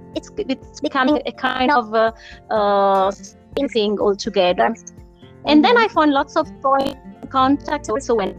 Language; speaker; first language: English; non-native, fluent; Italian